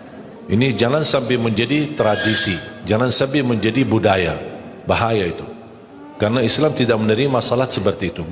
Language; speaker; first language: Indonesian; non-native, fluent; Arabic